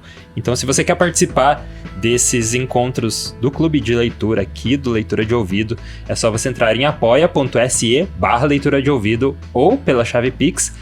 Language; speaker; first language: Portuguese; native; Portuguese